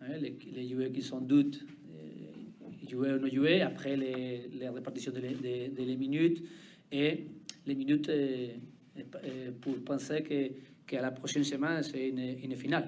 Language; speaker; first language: French; non-native, learner; Spanish